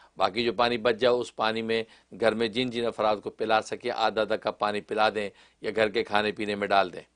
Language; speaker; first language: Urdu; native; Urdu